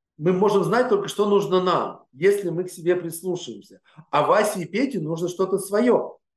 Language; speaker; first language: Russian; native; Russian